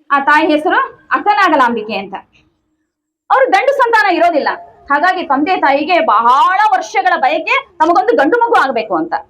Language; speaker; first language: Kannada; non-native, local second language; Tamil